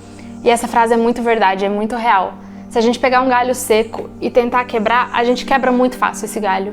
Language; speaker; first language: Portuguese; native; Portuguese